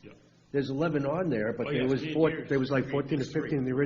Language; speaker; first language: English; native; English